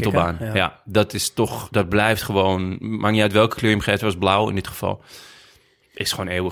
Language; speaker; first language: Dutch; native; Dutch